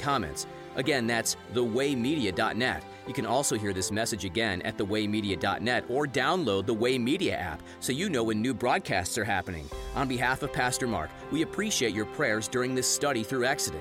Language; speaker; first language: English; native; English